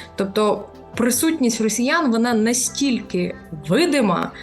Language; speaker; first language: Ukrainian; native; Ukrainian